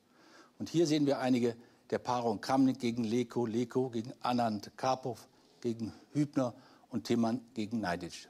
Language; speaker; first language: German; native; German